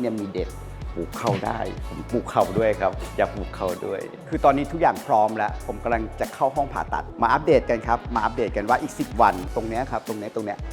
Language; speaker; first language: Thai; native; Thai